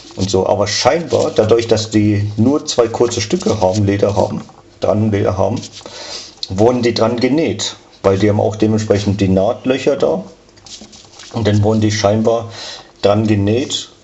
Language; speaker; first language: German; native; German